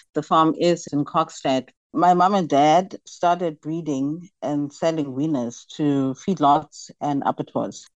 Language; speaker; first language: English; non-native, local second language; Xhosa